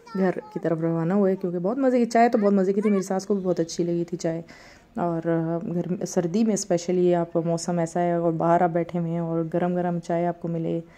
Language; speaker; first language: Urdu; native; Urdu